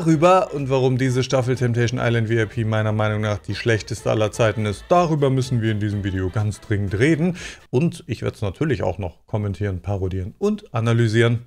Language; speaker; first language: German; native; German